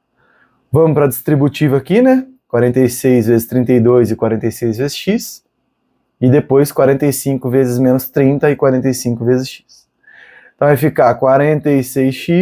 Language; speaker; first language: Portuguese; native; Portuguese